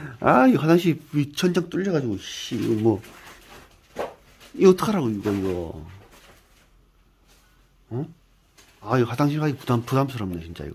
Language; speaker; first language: Korean; native; Korean